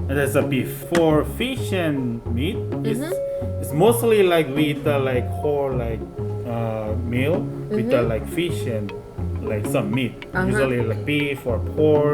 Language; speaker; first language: English; non-native, fluent; Korean